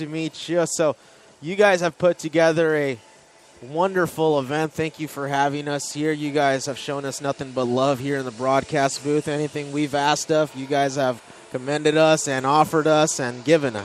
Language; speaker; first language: English; native; English